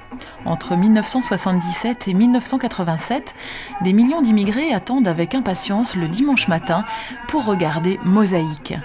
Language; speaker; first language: French; native; French